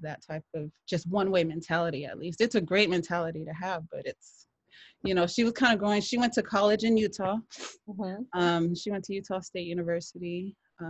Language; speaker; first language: English; native; English